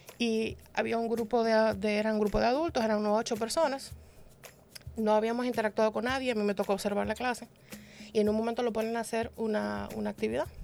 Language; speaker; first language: Spanish; native; Spanish